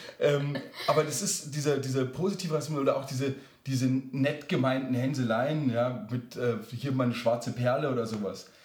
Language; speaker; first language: German; native; German